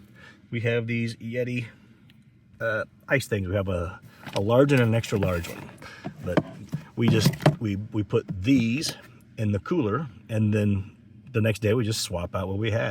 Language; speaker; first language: English; native; English